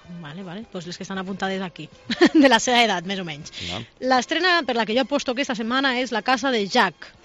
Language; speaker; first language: Catalan; native; Catalan